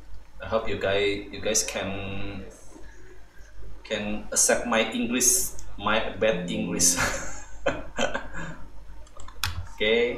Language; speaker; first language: English; non-native, learner; Indonesian